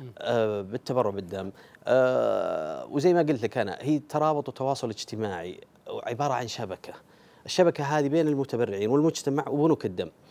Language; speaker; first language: Arabic; native; Arabic